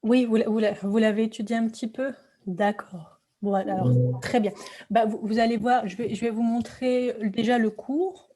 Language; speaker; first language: French; native; French